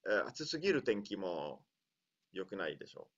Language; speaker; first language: Japanese; non-native, learner; Italian